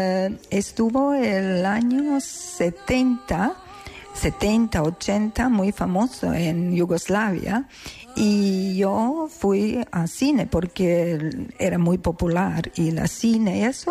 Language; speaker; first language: Spanish; non-native, learner; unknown